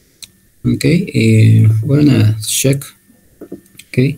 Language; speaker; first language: English; non-native, learner; Spanish